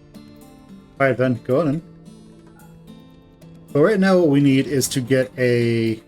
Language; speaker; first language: English; native; English